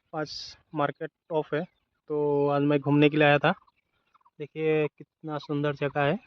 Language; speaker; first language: Hindi; non-native, local second language; Assamese